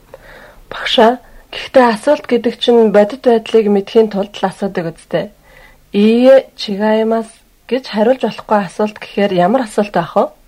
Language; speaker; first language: Mongolian; native; Mongolian